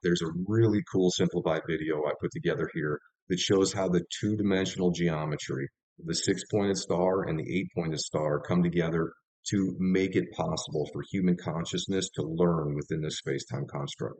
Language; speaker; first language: English; native; English